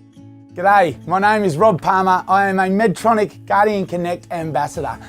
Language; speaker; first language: English; native; English